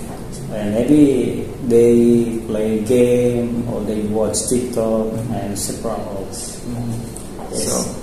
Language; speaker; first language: English; non-native, local second language; Indonesian